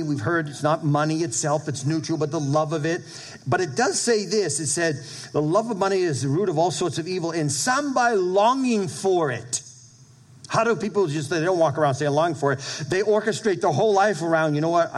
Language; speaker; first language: English; native; English